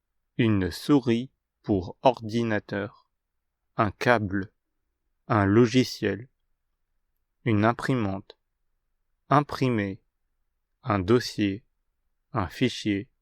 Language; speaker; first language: French; non-native, fluent; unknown